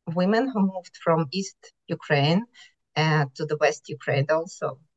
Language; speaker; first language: English; non-native, fluent; Ukrainian